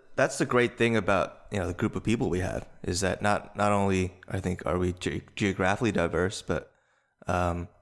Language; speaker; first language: English; native; English